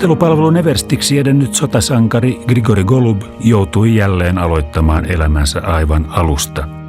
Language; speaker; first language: Finnish; native; Finnish